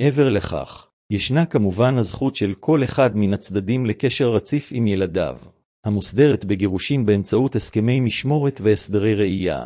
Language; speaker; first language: Hebrew; native; Hebrew